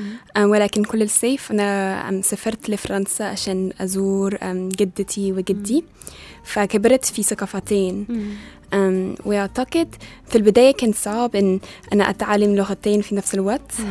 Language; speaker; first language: Arabic; non-native, learner; English